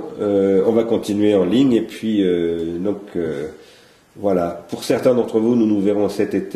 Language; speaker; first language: French; native; French